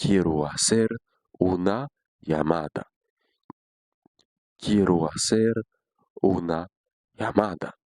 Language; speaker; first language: Spanish; non-native, fluent; Haitian Creole